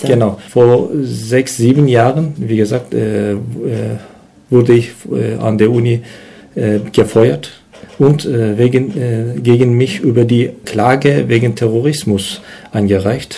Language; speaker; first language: German; non-native, learner; Turkish